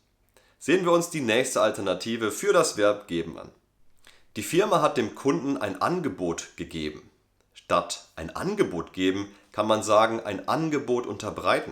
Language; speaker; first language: German; native; German